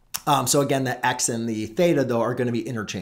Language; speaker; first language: English; native; English